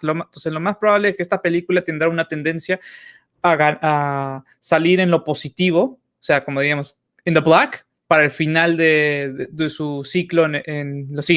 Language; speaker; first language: Spanish; native; Spanish